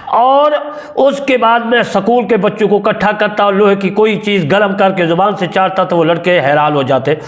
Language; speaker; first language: Urdu; non-native, local second language; Saraiki